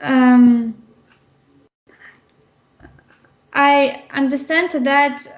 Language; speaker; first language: English; non-native, learner; Russian